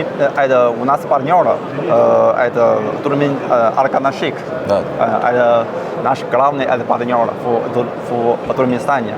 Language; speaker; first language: Russian; non-native, learner; Chinese